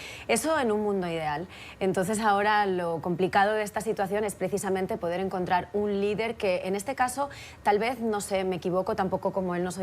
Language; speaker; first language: Spanish; native; Spanish